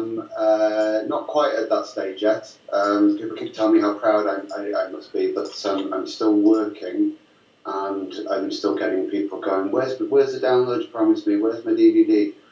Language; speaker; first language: English; native; English